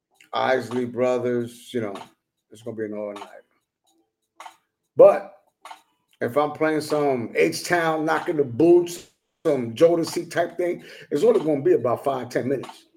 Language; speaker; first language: English; non-native, fluent; Spanish